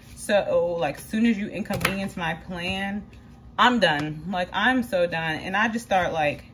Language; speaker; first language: English; native; English